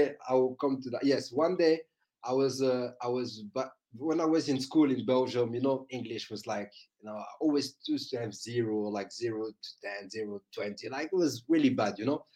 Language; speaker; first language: English; non-native, fluent; French